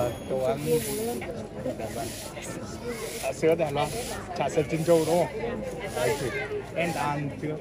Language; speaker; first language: Vietnamese; non-native, learner; Chinese